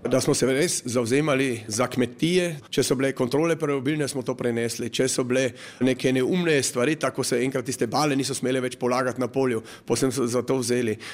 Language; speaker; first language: Slovenian; native; Slovenian